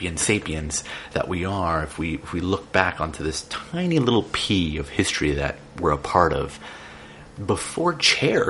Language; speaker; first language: English; native; English